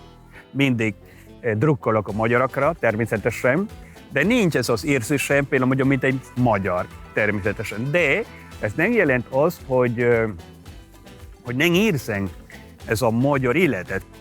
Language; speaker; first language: Hungarian; non-native, fluent; Spanish